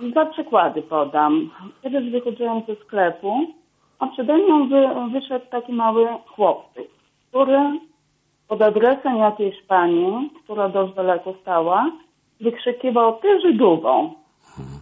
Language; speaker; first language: Polish; non-native, fluent; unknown